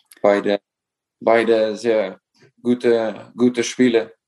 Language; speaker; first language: German; non-native, fluent; Dutch